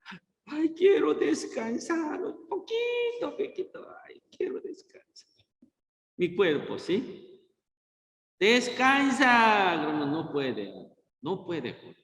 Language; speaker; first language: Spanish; non-native, learner; Korean